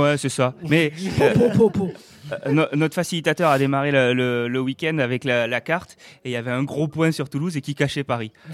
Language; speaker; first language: French; native; French